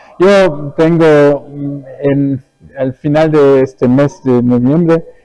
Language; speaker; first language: Spanish; early bilingual, other home language; German